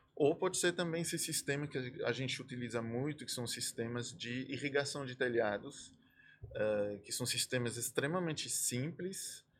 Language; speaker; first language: Portuguese; non-native, fluent; French